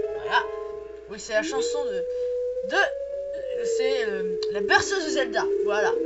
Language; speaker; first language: French; native; French